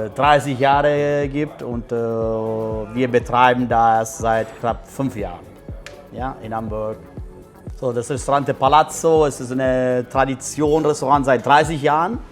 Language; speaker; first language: German; non-native, fluent; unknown